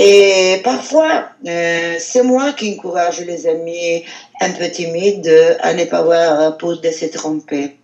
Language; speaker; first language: French; non-native, learner; Italian